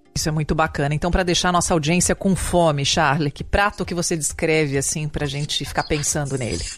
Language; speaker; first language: Portuguese; native; Portuguese